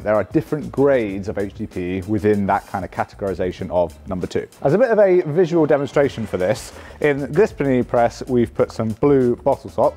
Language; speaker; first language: English; native; English